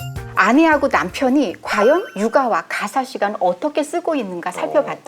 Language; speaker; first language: Korean; native; Korean